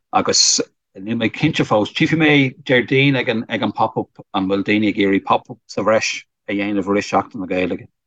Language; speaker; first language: Irish; non-native, fluent; English